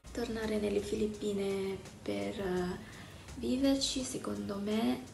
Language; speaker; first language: Italian; early bilingual, other home language; Filipino